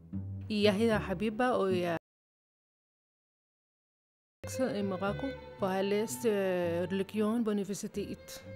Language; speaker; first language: Danish; non-native, fluent; Arabic